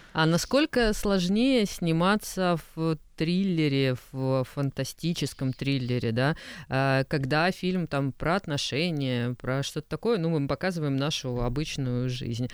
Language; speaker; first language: Russian; native; Russian